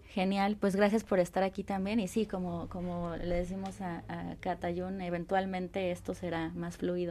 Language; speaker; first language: Spanish; native; Spanish